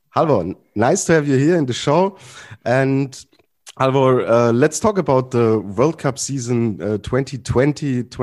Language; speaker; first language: English; non-native, fluent; German